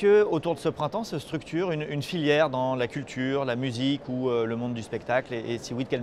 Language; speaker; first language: French; native; French